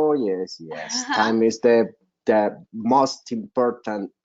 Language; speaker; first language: English; non-native, local second language; Spanish